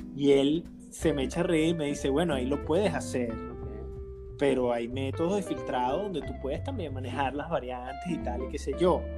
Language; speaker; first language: Spanish; native; Spanish